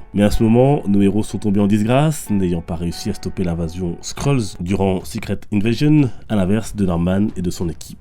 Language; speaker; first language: French; native; French